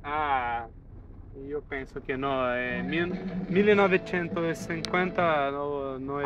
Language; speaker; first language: Italian; non-native, learner; Portuguese